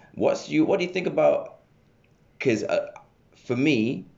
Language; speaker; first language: English; native; English